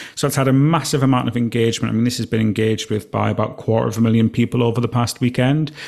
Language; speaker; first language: English; native; English